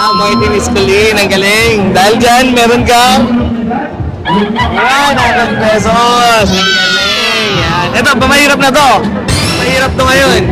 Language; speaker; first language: Filipino; native; Filipino